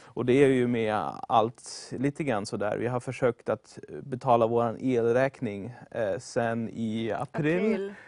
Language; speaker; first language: Swedish; non-native, fluent; German